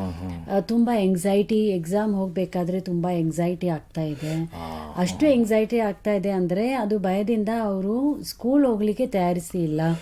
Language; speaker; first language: Kannada; non-native, local second language; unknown